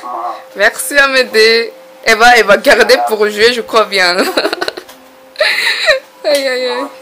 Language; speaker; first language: French; non-native, learner; Korean